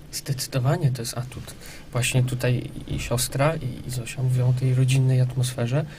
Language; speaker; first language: Polish; native; Polish